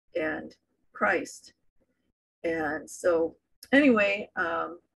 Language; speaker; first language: English; native; English